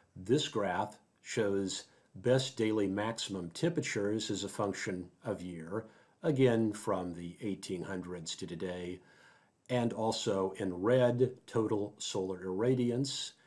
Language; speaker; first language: English; native; English